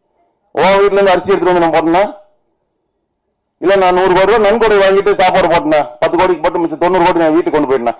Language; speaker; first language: Tamil; native; Tamil